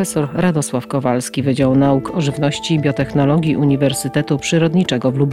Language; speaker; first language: Polish; native; Polish